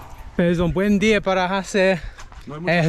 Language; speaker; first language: Spanish; non-native, learner; English